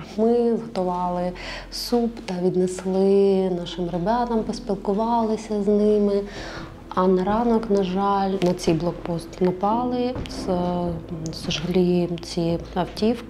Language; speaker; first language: Ukrainian; non-native, local second language; Russian